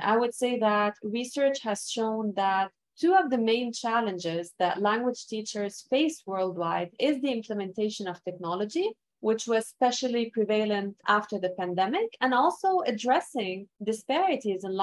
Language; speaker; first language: English; non-native, fluent; Arabic